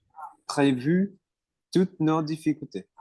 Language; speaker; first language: French; non-native, learner; Portuguese